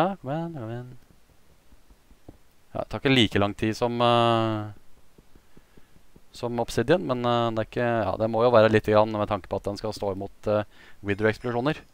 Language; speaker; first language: Norwegian; native; Norwegian